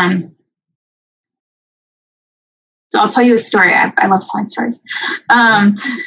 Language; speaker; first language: English; native; English